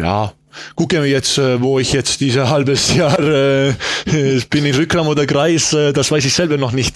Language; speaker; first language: German; non-native, learner; Estonian